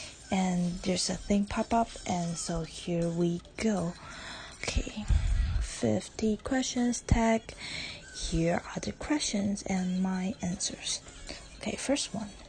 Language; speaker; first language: English; non-native, learner; Chinese